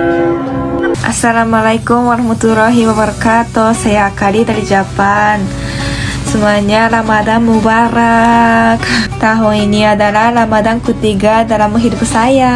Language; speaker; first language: Indonesian; non-native, fluent; Japanese